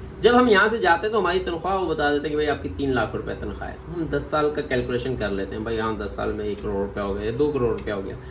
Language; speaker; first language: Urdu; non-native, local second language; Punjabi